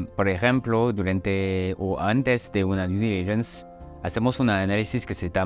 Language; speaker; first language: Spanish; non-native, fluent; French